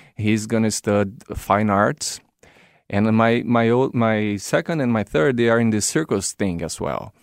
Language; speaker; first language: English; non-native, fluent; Portuguese